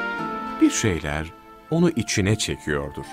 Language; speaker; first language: Turkish; native; Turkish